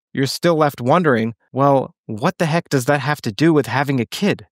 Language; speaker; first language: English; native; English